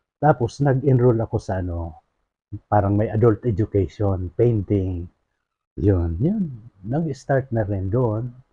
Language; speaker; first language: Filipino; non-native, local second language; Bikol